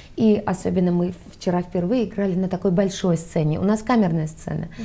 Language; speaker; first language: Russian; non-native, local second language; Armenian